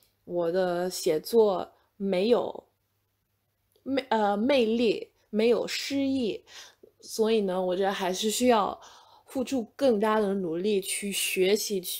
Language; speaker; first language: Chinese; non-native, fluent; English